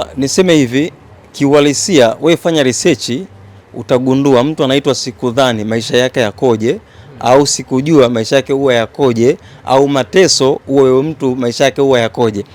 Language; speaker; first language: Swahili; native; Swahili